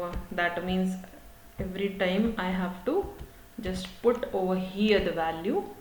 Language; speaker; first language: English; non-native, local second language; Hindi